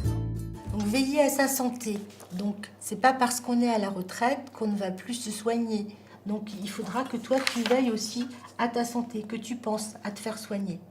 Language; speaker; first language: French; native; French